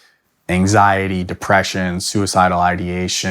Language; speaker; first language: English; native; English